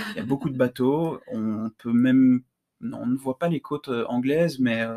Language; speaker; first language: French; native; French